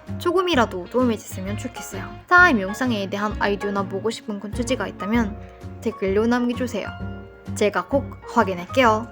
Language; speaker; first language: Korean; non-native, fluent; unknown